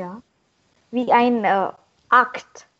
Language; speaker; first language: German; non-native, learner; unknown